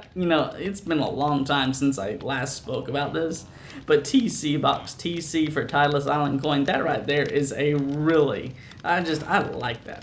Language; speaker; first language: English; native; English